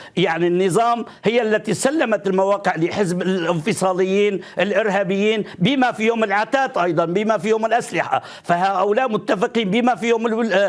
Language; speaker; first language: Arabic; non-native, fluent; Turkish